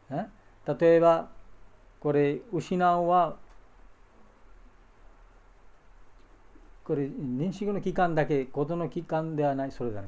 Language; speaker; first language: Japanese; non-native, fluent; Bangla